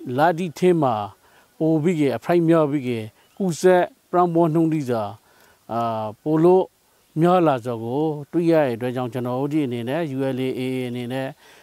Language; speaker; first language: Burmese; native; Burmese